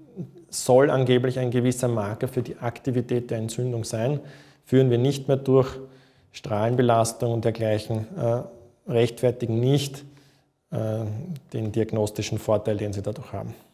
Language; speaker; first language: German; native; German